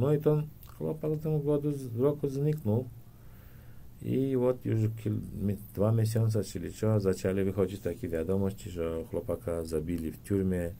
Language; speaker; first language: Polish; non-native, learner; Turkmen